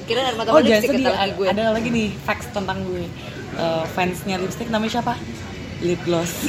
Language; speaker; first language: Indonesian; native; Indonesian